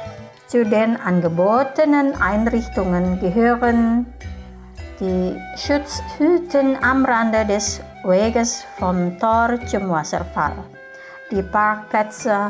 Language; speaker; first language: German; non-native, fluent; Indonesian